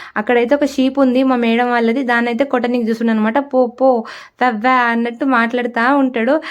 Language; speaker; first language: Telugu; non-native, local second language; Lambadi